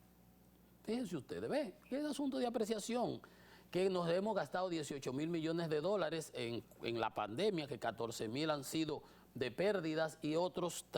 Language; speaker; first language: Spanish; native; Spanish